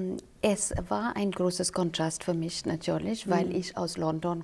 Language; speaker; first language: German; non-native, fluent; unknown